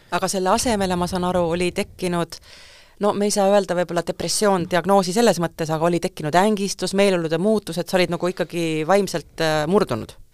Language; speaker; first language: Estonian; native; Estonian